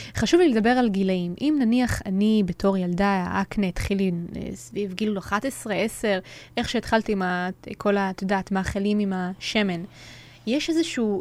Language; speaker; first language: Hebrew; native; Hebrew